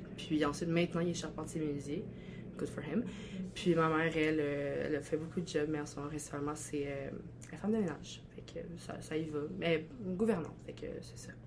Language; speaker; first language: French; early bilingual, other home language; Albanian